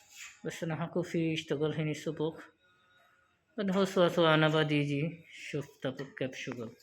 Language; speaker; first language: Arabic; non-native, learner; Bangla